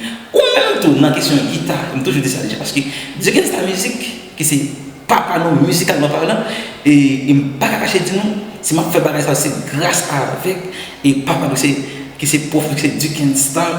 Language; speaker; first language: French; non-native, learner; Haitian Creole